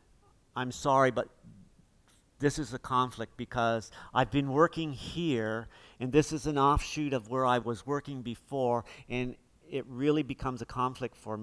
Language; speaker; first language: English; native; English